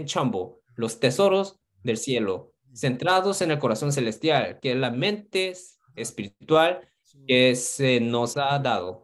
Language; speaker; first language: Spanish; non-native, fluent; Korean